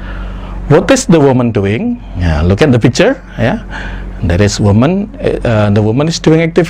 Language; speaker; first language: English; non-native, fluent; Indonesian